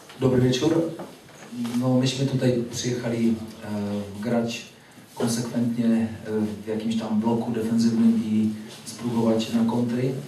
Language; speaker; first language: Polish; non-native, fluent; Czech